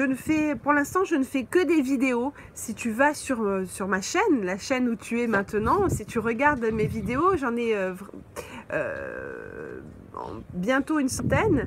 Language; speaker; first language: French; native; French